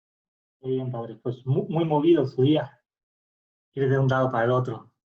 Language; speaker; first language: Spanish; native; Spanish